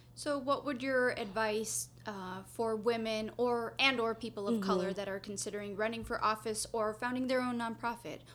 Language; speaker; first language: English; non-native, fluent; Spanish